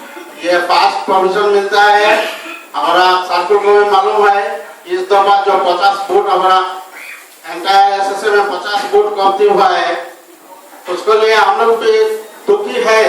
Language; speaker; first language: Hindi; non-native, local second language; Mizo